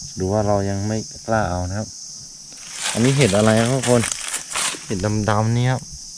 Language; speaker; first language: Thai; non-native, local second language; Karen languages